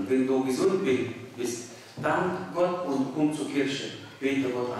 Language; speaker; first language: German; non-native, fluent; Arabic